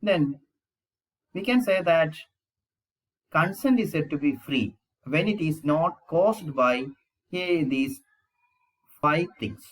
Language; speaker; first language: English; non-native, local second language; Malayalam